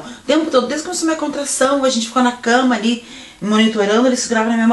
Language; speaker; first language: Portuguese; native; Portuguese